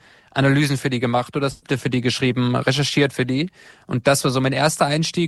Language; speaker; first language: German; native; German